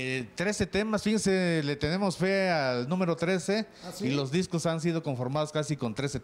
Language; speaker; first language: Spanish; native; Spanish